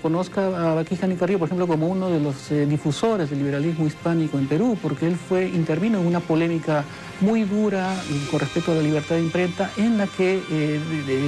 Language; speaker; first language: Spanish; native; Spanish